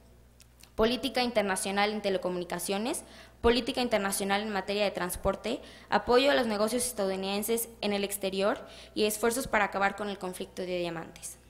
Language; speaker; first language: Spanish; native; Spanish